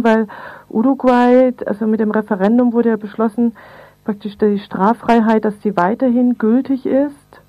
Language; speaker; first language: German; native; German